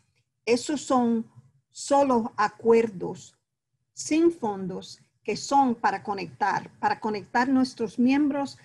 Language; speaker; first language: Spanish; early bilingual, heritage; Spanish